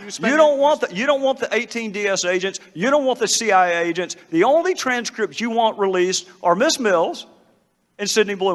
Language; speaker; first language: English; native; English